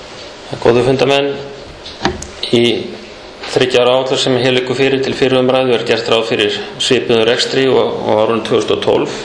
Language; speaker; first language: Icelandic; native; Icelandic